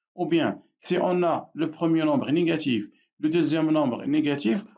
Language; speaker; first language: French; non-native, local second language; Arabic